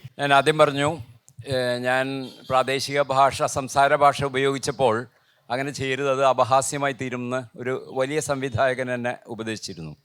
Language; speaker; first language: Malayalam; native; Malayalam